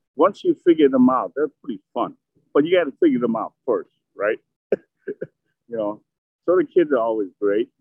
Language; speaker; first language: English; early bilingual, other home language; Vietnamese